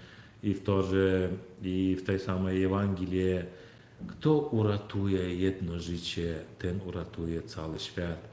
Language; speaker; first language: Polish; non-native, fluent; Turkmen